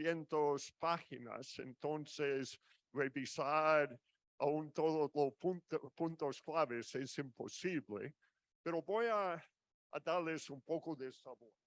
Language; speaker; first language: Spanish; non-native, fluent; English